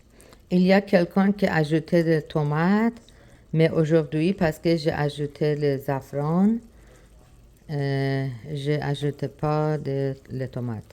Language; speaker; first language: French; non-native, learner; Persian